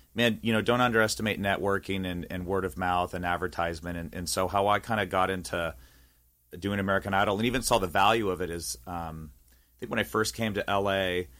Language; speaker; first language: English; native; English